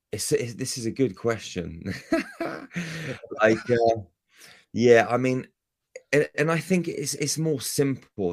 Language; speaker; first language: English; native; English